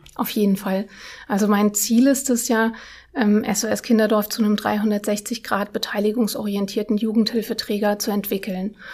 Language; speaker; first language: German; early bilingual, other home language; Russian